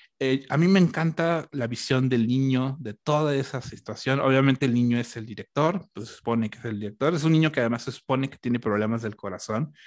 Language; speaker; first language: Spanish; native; Spanish